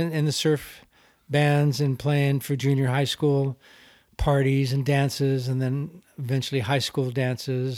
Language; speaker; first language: English; native; English